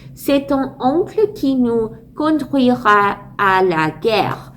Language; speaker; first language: French; non-native, learner; English